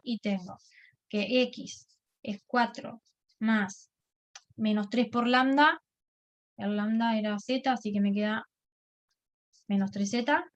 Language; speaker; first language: Spanish; native; Spanish